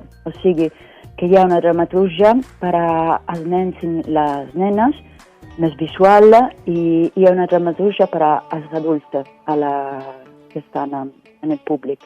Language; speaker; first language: Catalan; non-native, fluent; Italian